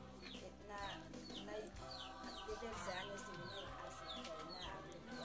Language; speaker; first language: Hindi; non-native, local second language; Adi